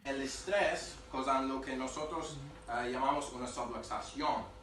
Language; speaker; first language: Spanish; non-native, learner; English